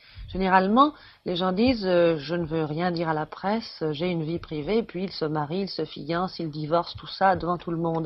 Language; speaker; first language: French; native; French